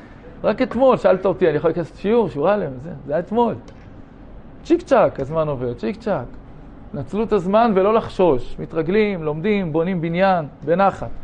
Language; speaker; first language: Hebrew; native; Hebrew